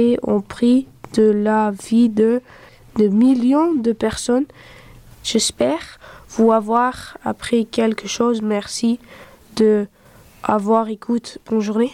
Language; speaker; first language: French; early bilingual, other home language; Dutch